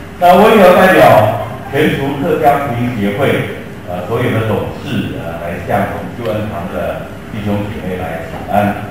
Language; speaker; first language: Chinese; non-native, local second language; Hakka Chinese